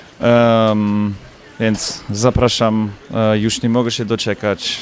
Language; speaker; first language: Polish; non-native, learner; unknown